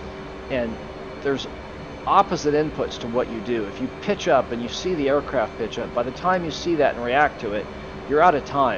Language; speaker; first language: English; native; English